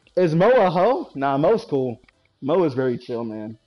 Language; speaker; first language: English; native; English